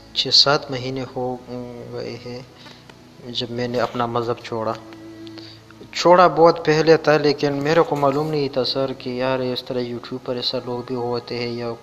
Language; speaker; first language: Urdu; non-native, local second language; Pashto